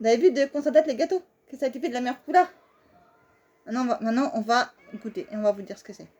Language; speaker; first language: French; native; French